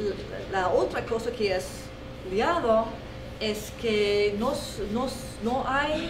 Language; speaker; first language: Spanish; non-native, fluent; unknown